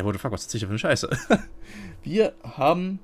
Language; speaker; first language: German; native; German